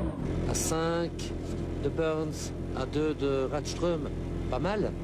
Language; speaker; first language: French; native; French